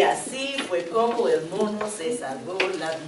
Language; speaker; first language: Spanish; non-native, learner; English